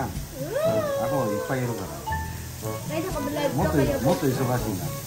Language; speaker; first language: Japanese; native; Japanese